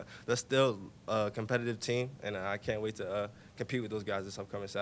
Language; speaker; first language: English; native; English